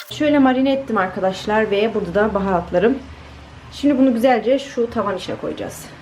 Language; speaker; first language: Turkish; native; Turkish